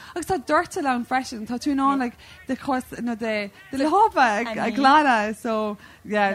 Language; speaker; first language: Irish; non-native, local second language; English